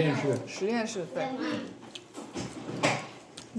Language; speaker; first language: Chinese; non-native, learner; English